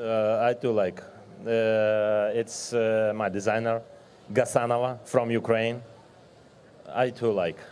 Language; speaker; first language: English; non-native, learner; Ukrainian